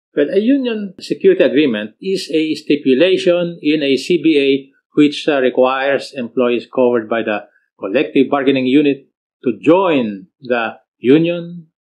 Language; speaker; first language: English; non-native, local second language; Filipino